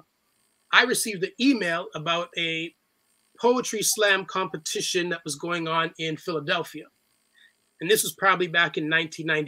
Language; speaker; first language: English; native; English